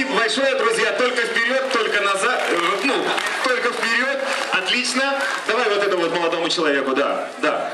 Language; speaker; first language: Russian; native; Russian